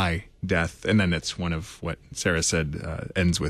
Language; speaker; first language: English; native; English